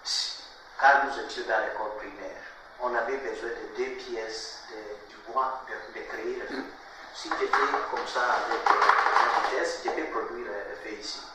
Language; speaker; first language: French; non-native, learner; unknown